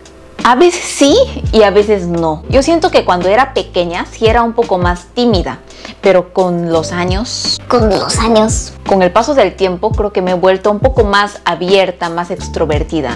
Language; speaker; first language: Spanish; early bilingual, other home language; Korean